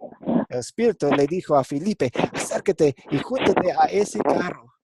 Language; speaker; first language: Spanish; non-native, fluent; English